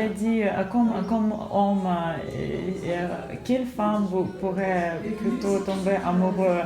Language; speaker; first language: French; non-native, learner; Russian